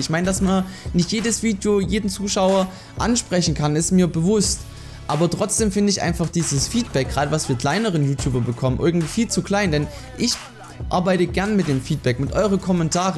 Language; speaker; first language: German; native; German